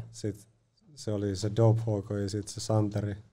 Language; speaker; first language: Finnish; native; Finnish